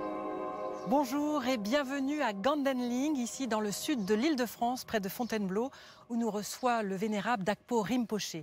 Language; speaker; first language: French; native; French